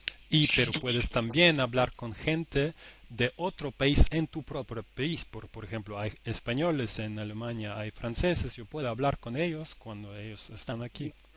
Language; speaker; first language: Spanish; non-native, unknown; German